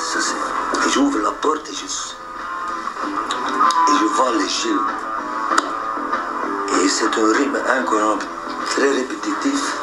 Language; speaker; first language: French; non-native, local second language; Dutch